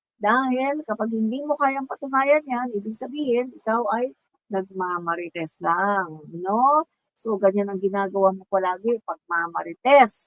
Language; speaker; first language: Filipino; non-native, local second language; Cebuano